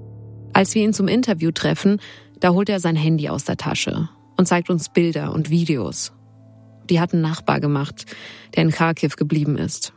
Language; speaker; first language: German; native; German